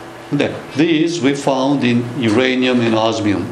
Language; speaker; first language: English; non-native, fluent; Korean